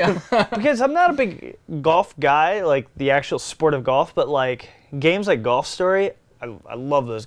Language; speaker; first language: English; native; English